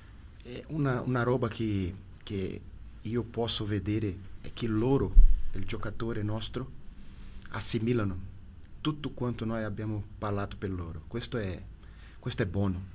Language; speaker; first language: Italian; non-native, learner; Portuguese